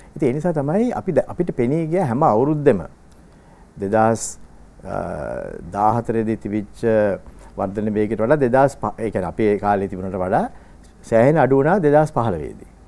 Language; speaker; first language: Sinhala; native; Sinhala